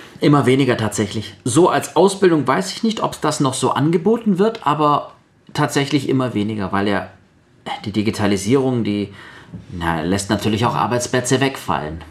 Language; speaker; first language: German; early bilingual, other home language; Russian